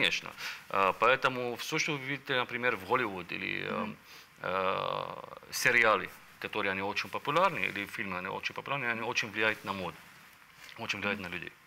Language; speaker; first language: Russian; non-native, learner; Arabic